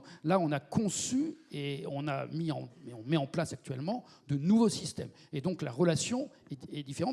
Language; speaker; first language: French; native; French